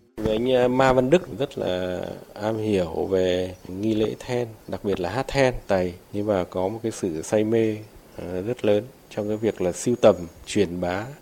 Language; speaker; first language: Vietnamese; non-native, local second language; Tày